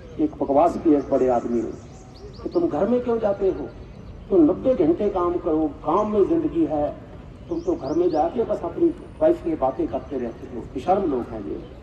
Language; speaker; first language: Hindi; non-native, local second language; Punjabi